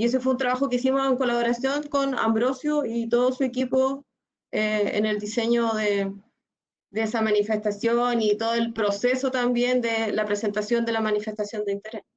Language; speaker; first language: Spanish; native; Spanish